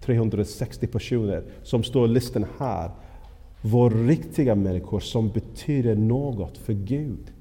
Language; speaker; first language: Swedish; non-native, fluent; English